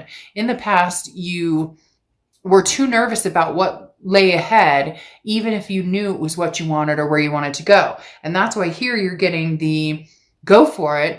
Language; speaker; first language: English; native; English